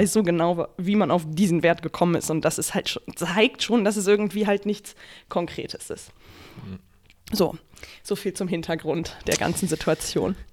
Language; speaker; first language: German; native; German